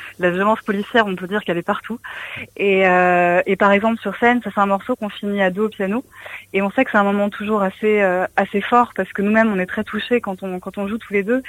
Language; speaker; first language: French; native; French